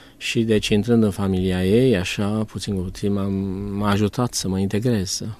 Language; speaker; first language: Romanian; native; Romanian